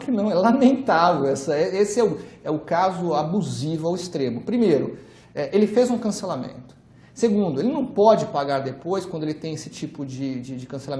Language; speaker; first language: Portuguese; native; Portuguese